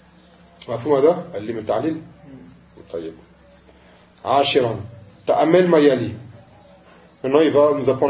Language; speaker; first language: Arabic; non-native, fluent; French